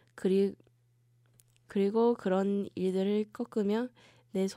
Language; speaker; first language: Korean; early bilingual, heritage; Korean